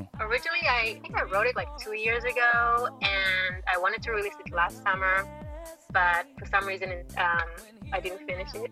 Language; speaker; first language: English; non-native, fluent; Hebrew